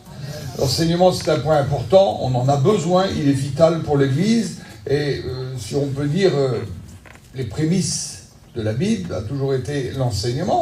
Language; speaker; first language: French; native; French